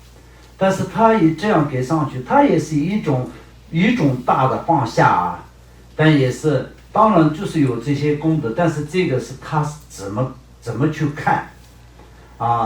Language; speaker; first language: Chinese; non-native, local second language; Tibetan